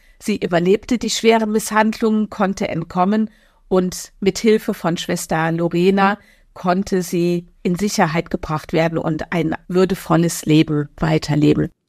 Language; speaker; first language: German; native; German